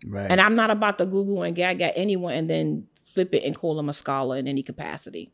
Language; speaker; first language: English; native; English